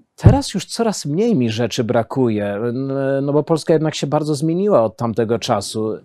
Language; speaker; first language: Polish; early bilingual, heritage; Polish